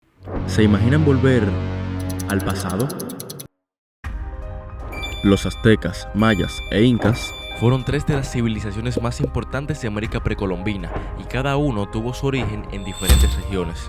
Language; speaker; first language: Spanish; native; Spanish